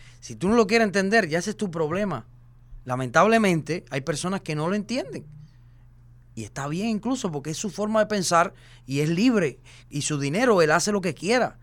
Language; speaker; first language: Spanish; native; Spanish